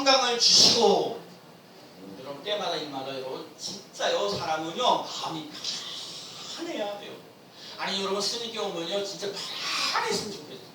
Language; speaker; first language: Korean; native; Korean